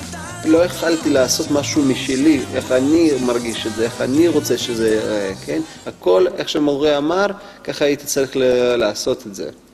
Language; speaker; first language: Hebrew; non-native, fluent; Russian